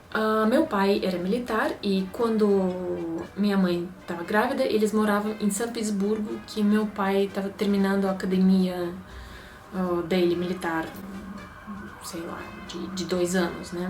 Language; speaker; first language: Portuguese; non-native, fluent; Russian